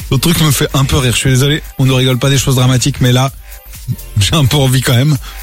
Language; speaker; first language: French; native; French